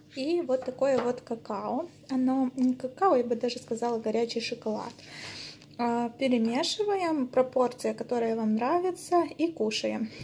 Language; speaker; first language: Russian; non-native, local second language; Ukrainian